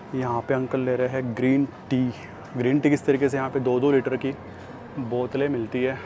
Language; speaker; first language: Hindi; native; Hindi